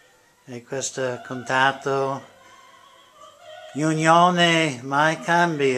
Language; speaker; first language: Italian; non-native, learner; English